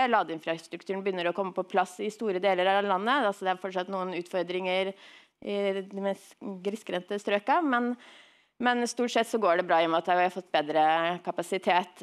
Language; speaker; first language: Norwegian; native; Norwegian